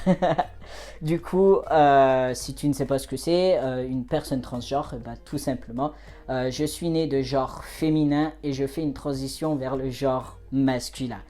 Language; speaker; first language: French; native; French